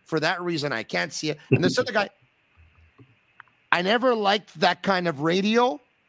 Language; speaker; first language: English; native; English